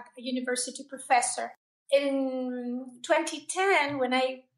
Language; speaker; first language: English; non-native, fluent; Spanish